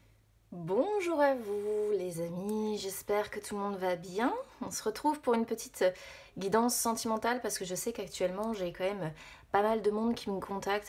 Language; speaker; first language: French; native; French